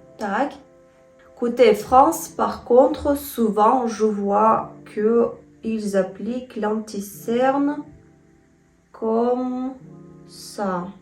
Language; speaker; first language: French; non-native, fluent; Russian